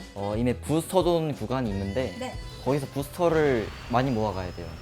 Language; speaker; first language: Korean; native; Korean